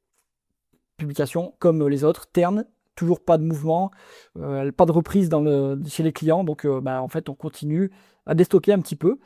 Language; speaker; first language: French; native; French